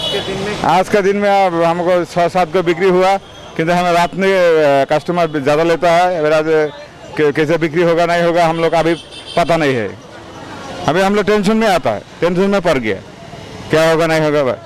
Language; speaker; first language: Hindi; non-native, local second language; Bangla